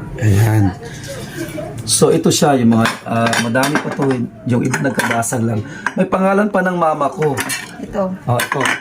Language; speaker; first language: Filipino; non-native, local second language; Cebuano